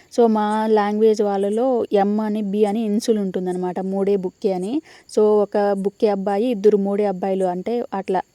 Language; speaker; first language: Telugu; non-native, local second language; Lambadi